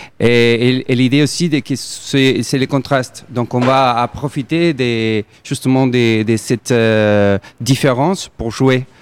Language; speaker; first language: French; non-native, fluent; Spanish